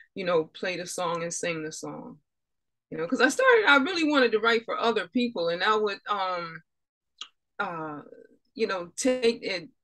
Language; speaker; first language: English; native; English